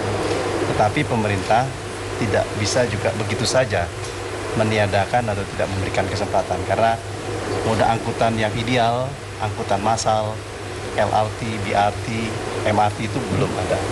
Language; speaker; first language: Indonesian; native; Indonesian